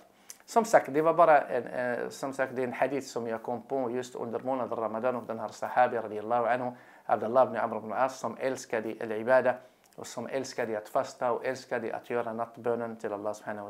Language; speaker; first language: Swedish; non-native, fluent; Arabic